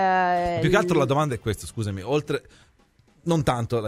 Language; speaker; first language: Italian; native; Italian